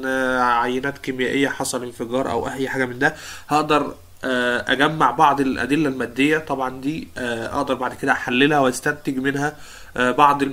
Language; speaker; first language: Arabic; native; Arabic